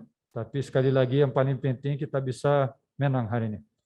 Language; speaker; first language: Indonesian; non-native, fluent; Dutch